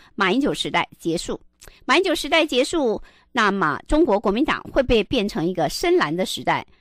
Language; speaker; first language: Chinese; native; Chinese